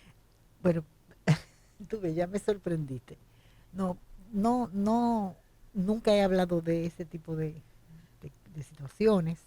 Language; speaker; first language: Spanish; native; Spanish